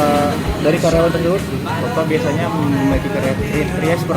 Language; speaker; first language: Indonesian; native; Indonesian